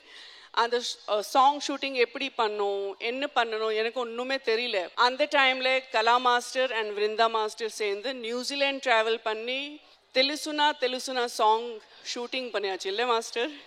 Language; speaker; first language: Tamil; non-native, local second language; Gujarati